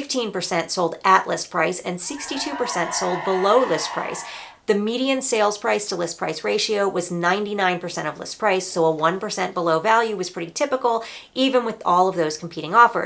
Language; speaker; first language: English; native; English